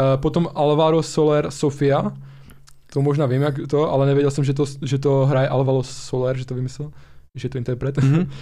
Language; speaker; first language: Czech; early bilingual, other home language; Slovak